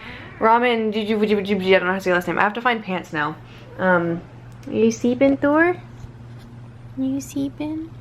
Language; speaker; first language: English; native; English